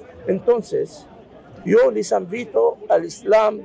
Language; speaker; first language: Spanish; non-native, fluent; Arabic